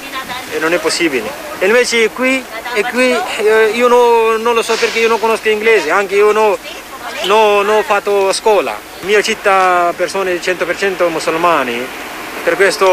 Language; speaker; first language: Italian; non-native, learner; Persian